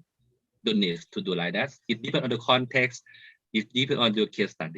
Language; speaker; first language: English; non-native, learner; Thai